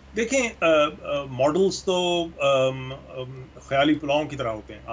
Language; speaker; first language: Urdu; native; Urdu